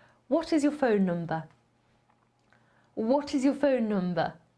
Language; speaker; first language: English; non-native, fluent; Polish